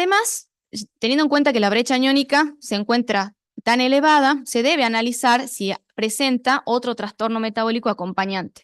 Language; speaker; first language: Spanish; native; Spanish